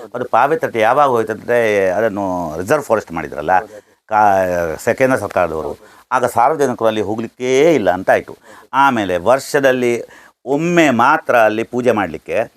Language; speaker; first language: Kannada; non-native, local second language; Konkani